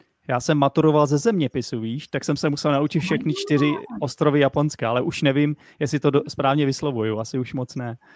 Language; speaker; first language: Czech; native; Czech